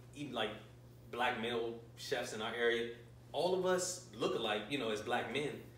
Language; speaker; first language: English; native; English